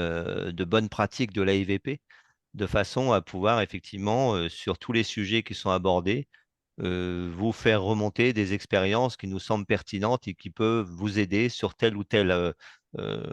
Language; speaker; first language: French; native; French